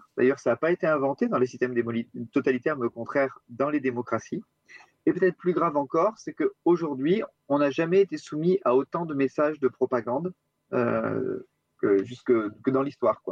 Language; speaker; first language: French; native; French